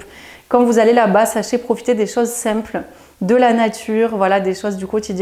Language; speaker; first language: French; native; French